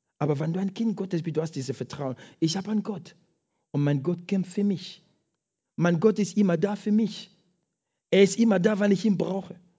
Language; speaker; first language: German; non-native, fluent; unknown